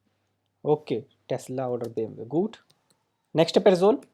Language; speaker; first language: German; non-native, fluent; Hindi